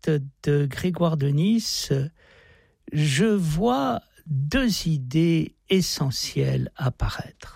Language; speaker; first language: French; native; French